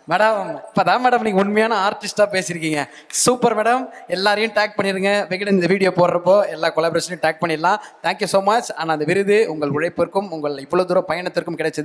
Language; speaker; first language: Tamil; native; Tamil